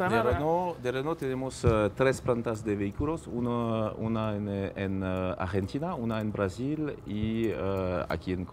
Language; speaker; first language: Spanish; non-native, fluent; French